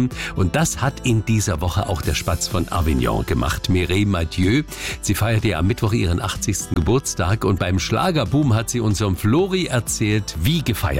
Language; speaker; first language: German; native; German